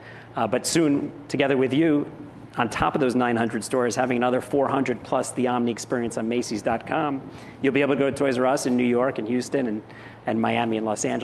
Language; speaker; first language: English; native; English